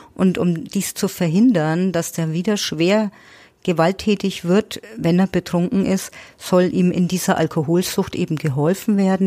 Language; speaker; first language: German; native; German